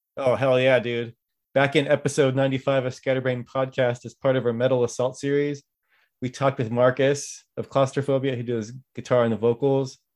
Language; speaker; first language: English; native; English